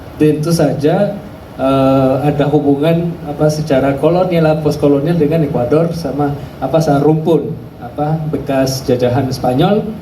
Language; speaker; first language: Indonesian; non-native, fluent; Spanish